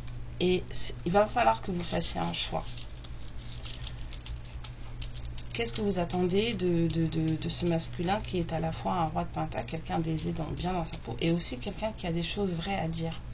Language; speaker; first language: French; native; French